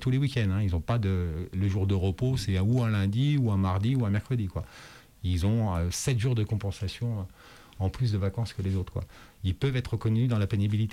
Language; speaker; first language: French; native; French